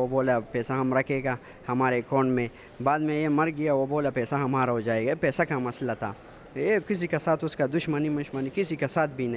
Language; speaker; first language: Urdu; non-native, local second language; Pashto